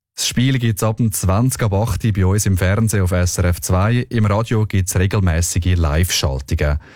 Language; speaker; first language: German; native; German